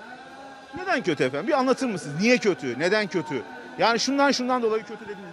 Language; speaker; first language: Turkish; native; Turkish